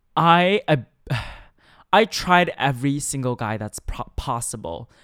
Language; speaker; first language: English; non-native, fluent; Chinese